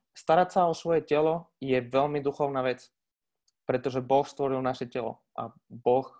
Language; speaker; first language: Slovak; non-native, fluent; Spanish